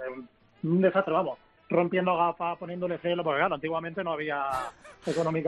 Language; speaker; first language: Spanish; native; Spanish